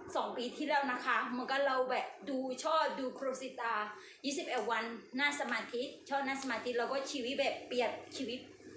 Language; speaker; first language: Thai; non-native, learner; Burmese